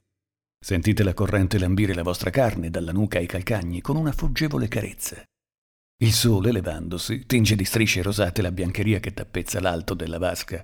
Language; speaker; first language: Italian; native; Italian